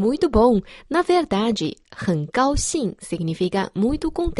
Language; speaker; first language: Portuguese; non-native, fluent; Chinese